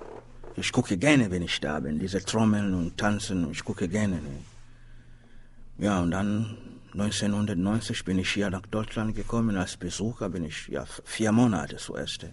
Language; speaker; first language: German; non-native, learner; Swahili